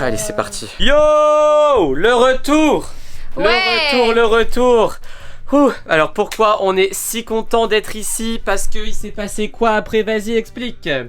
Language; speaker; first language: French; native; French